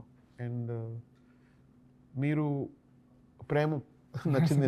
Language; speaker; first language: Telugu; non-native, learner; Tamil